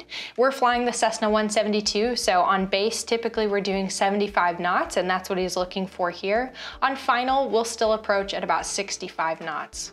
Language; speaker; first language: English; native; English